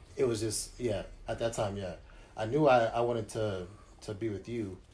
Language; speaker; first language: English; native; English